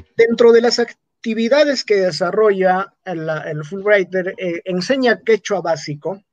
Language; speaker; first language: Spanish; non-native, local second language; Quechua